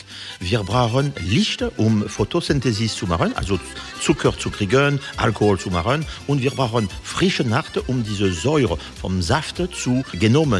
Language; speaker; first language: German; non-native, fluent; French